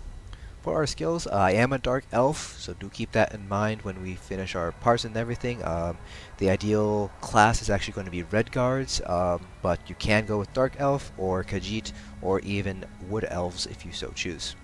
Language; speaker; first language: English; native; English